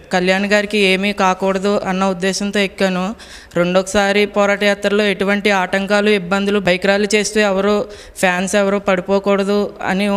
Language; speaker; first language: Telugu; native; Telugu